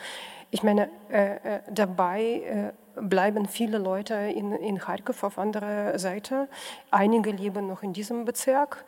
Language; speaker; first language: German; non-native, fluent; Russian